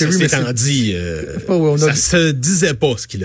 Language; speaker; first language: French; native; French